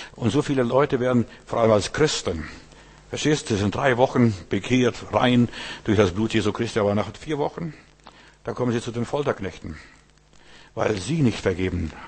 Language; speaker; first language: German; early bilingual, heritage; German